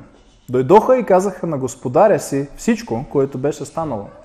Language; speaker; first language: Bulgarian; non-native, fluent; Russian